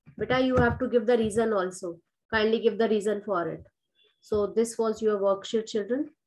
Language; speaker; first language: English; non-native, local second language; Hindi